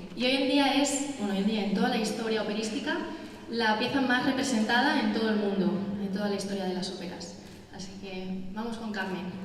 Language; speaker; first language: Spanish; non-native, local second language; Catalan